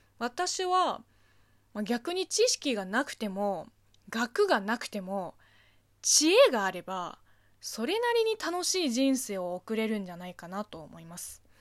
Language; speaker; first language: Japanese; non-native, fluent; Chinese